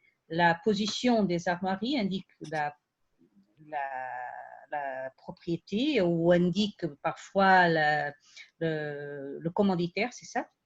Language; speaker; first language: French; non-native, fluent; Portuguese